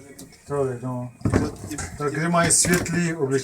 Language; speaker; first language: Czech; native; Czech